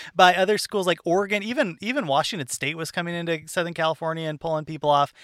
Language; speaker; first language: English; native; English